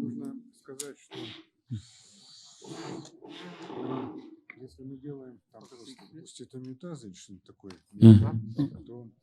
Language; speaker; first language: Russian; native; Russian